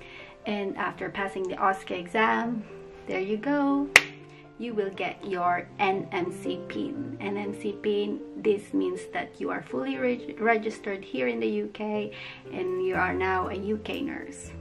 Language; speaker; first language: English; non-native, local second language; Filipino